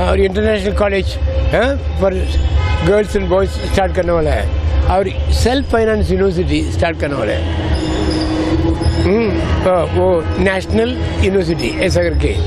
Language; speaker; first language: Hindi; non-native, local second language; Tamil